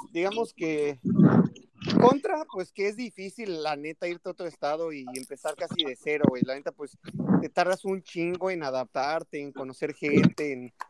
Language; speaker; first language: Spanish; native; Spanish